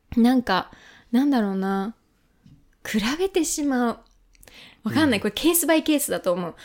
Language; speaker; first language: Japanese; native; Japanese